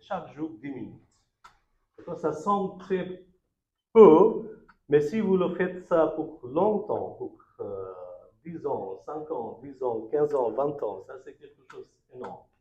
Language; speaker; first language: French; non-native, fluent; Bangla